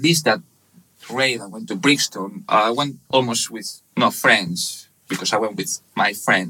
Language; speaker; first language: English; non-native, fluent; Spanish